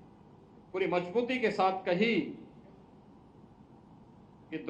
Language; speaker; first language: Hindi; native; Hindi